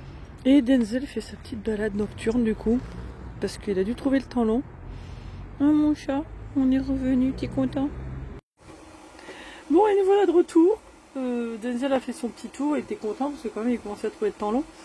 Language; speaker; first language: French; native; French